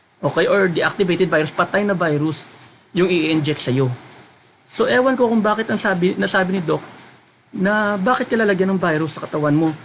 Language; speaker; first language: Filipino; non-native, local second language; Hiligaynon